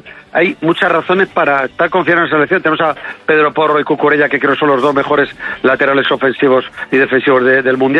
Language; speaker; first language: Spanish; native; Spanish